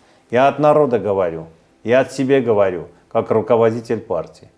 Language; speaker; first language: Russian; non-native, fluent; Armenian